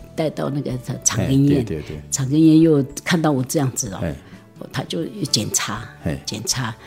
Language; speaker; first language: Min Nan Chinese; non-native, local second language; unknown